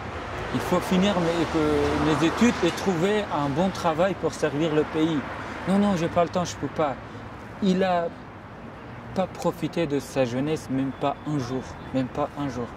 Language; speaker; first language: French; non-native, fluent; Persian